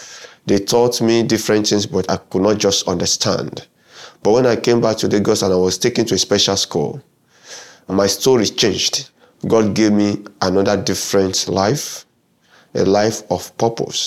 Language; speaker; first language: English; non-native, local second language; Yoruba